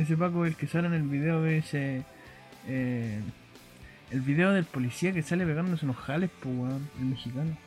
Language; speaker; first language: Spanish; native; Spanish